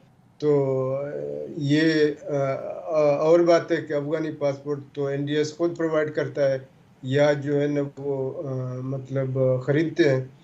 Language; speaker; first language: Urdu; non-native, local second language; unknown